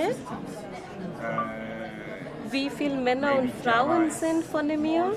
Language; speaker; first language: German; non-native, learner; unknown